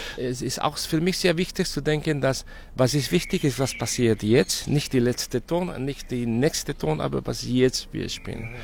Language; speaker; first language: German; non-native, fluent; Spanish